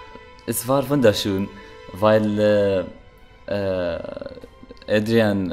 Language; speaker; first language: German; non-native, learner; Arabic